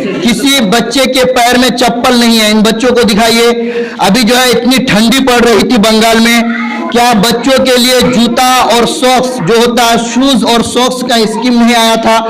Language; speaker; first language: Hindi; non-native, local second language; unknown